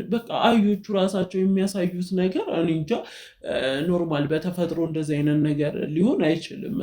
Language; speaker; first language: Amharic; native; Amharic